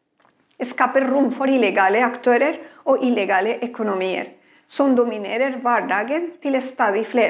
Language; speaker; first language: Norwegian; non-native, fluent; Spanish